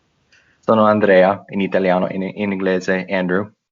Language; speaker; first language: Italian; non-native, fluent; English